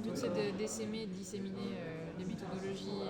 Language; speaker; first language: French; native; French